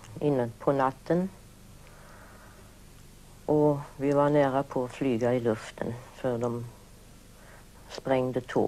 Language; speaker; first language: Swedish; early bilingual, other home language; German